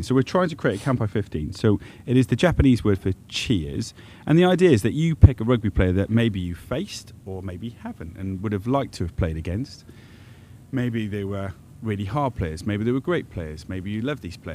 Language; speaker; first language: English; native; English